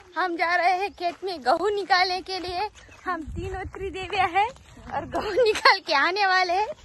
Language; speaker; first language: Hindi; non-native, local second language; Marathi